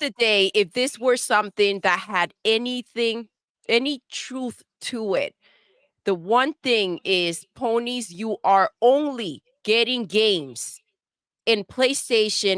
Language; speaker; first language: English; native; English